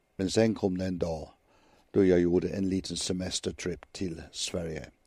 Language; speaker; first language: Swedish; non-native, fluent; English